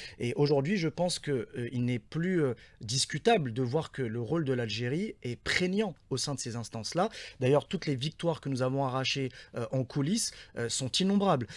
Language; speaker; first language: French; non-native, local second language; Arabic